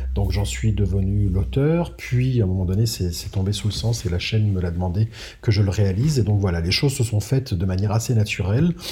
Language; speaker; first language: French; native; French